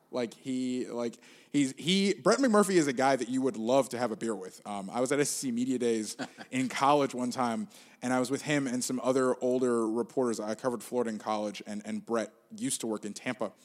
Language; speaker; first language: English; native; English